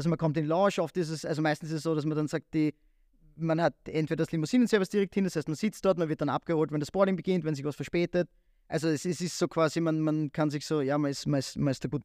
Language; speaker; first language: German; native; German